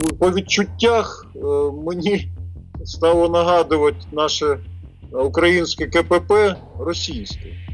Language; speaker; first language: Ukrainian; non-native, local second language; Russian